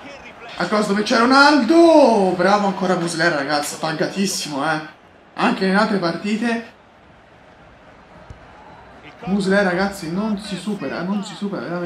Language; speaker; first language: Italian; native; Italian